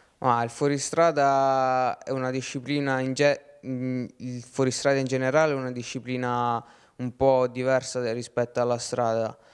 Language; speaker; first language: Italian; native; Italian